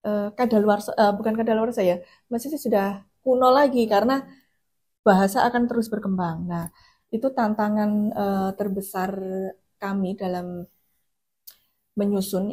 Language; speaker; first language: Indonesian; non-native, local second language; Javanese